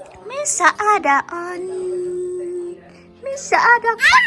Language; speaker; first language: Finnish; non-native, learner; Thai